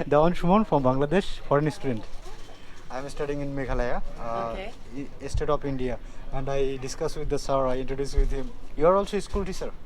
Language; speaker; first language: English; non-native, learner; Bangla